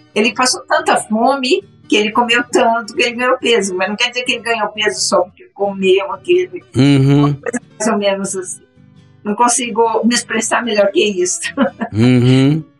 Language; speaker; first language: Portuguese; native; Portuguese